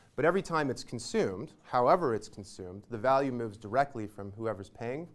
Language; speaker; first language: English; native; English